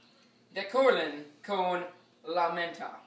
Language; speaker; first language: Spanish; non-native, learner; English